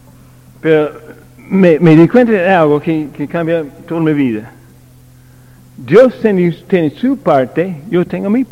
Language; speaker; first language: Spanish; non-native, learner; English